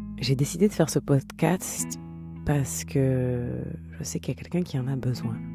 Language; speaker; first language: French; native; French